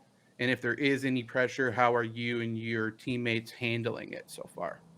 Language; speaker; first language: English; native; English